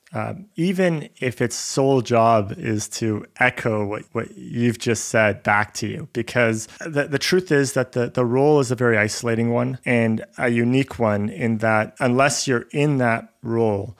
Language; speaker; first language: English; native; English